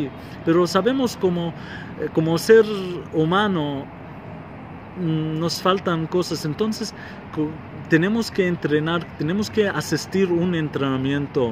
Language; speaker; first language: Spanish; non-native, fluent; Arabic